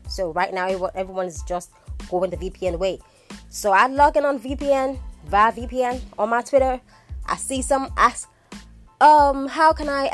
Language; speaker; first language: English; non-native, local second language; Igbo